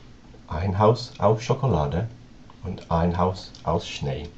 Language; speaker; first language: German; non-native, learner; English